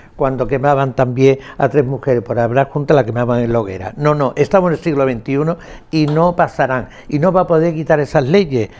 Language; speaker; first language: Spanish; native; Spanish